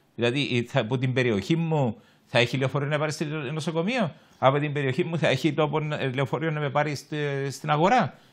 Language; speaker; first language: Greek; native; Greek